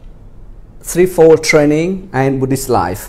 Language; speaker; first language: English; non-native, fluent; Khmer